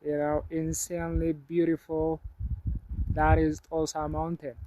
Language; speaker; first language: English; non-native, local second language; Amharic